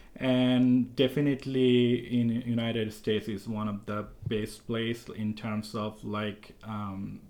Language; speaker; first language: English; non-native, local second language; Bangla